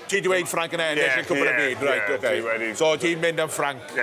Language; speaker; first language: Welsh; non-native, learner; English